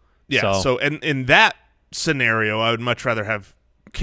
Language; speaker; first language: English; native; English